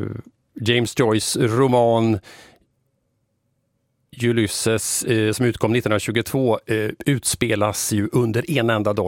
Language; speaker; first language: Swedish; native; Swedish